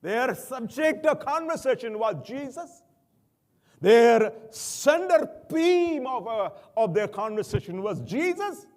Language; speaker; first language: English; non-native, local second language; Malayalam